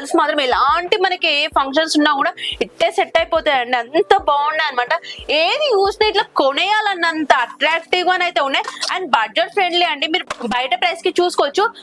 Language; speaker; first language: Telugu; native; Telugu